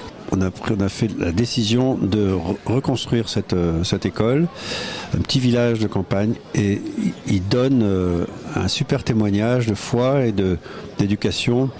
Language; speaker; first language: French; native; French